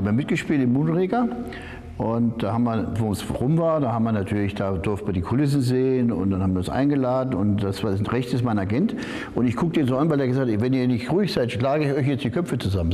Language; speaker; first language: German; native; German